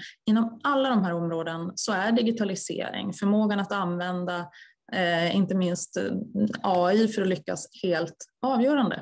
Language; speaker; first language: Swedish; native; Swedish